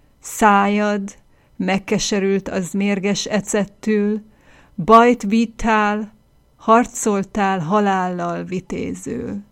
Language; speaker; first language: Hungarian; native; Hungarian